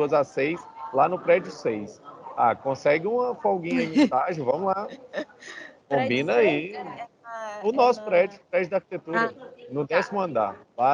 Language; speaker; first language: Portuguese; native; Portuguese